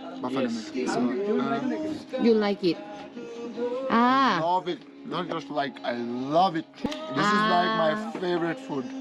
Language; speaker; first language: English; non-native, fluent; Nepali